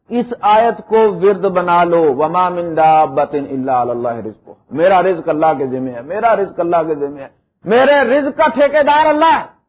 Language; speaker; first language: Urdu; non-native, local second language; Punjabi